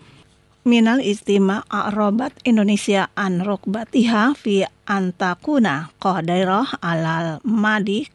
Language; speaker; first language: Arabic; non-native, fluent; Indonesian